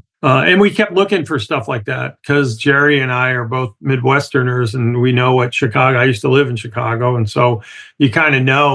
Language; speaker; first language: English; native; English